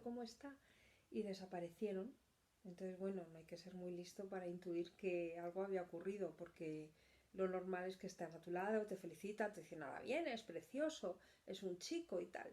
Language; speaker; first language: Spanish; native; Spanish